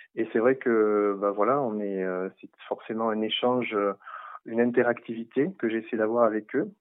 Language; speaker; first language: French; native; French